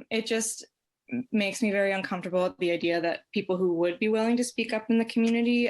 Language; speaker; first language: English; native; English